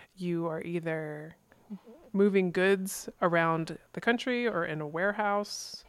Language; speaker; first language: English; native; English